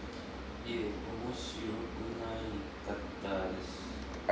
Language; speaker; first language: Japanese; non-native, learner; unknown